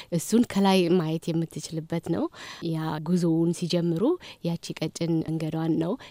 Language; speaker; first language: Amharic; native; Amharic